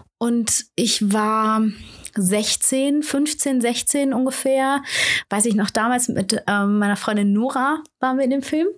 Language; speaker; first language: German; native; German